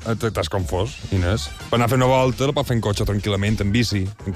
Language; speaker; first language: Catalan; native; Catalan